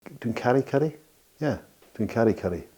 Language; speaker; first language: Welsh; non-native, learner; English